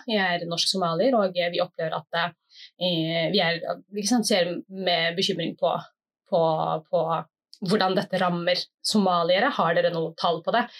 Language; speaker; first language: Norwegian; early bilingual, other home language; Somali